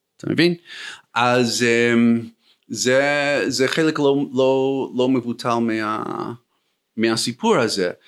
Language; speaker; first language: Hebrew; non-native, fluent; English